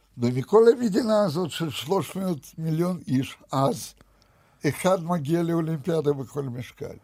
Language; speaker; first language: Hebrew; non-native, fluent; Russian